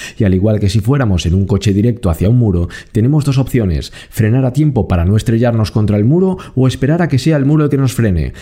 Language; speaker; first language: Spanish; native; Spanish